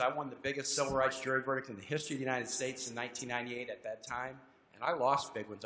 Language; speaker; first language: English; native; English